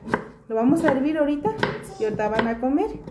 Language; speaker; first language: Spanish; native; Spanish